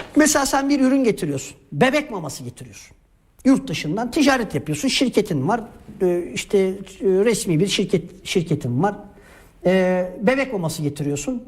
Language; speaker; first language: Turkish; native; Turkish